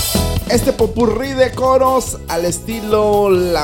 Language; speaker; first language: Spanish; native; Spanish